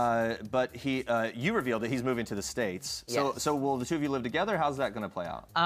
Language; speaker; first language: English; native; English